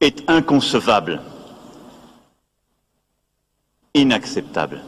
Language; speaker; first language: French; native; French